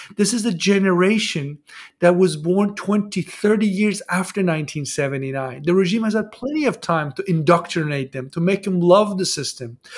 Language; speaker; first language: English; non-native, fluent; Persian